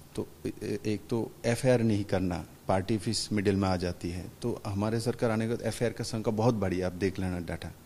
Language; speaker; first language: Hindi; non-native, local second language; Bangla